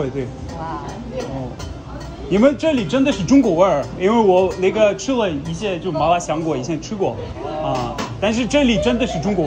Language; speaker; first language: Chinese; non-native, fluent; Russian